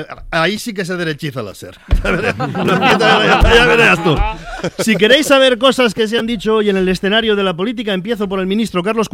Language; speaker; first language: Spanish; native; Spanish